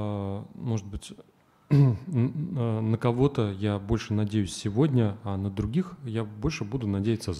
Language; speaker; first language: Russian; native; Russian